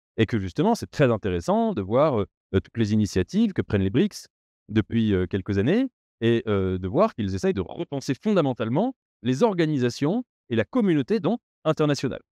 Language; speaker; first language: French; native; French